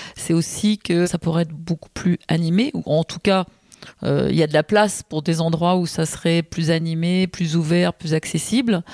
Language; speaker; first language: French; native; French